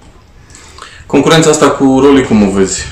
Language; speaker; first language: Romanian; native; Romanian